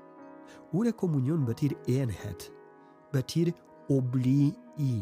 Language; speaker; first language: Norwegian; non-native, fluent; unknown